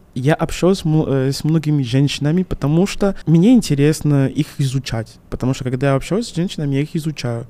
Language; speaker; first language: Russian; non-native, fluent; French